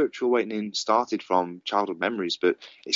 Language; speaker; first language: English; native; English